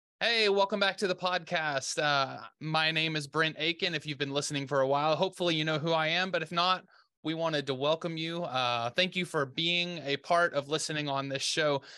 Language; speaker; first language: English; native; English